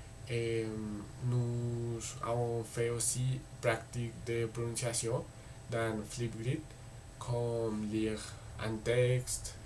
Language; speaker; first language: French; non-native, learner; Spanish